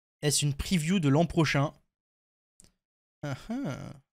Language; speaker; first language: French; native; French